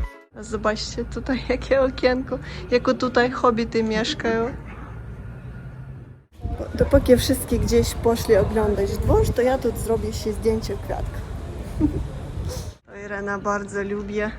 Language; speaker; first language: Polish; non-native, learner; Ukrainian